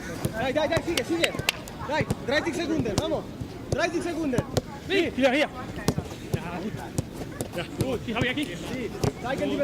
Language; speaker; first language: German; non-native, learner; Italian